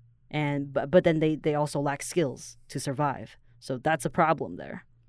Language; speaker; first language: English; non-native, fluent; Chinese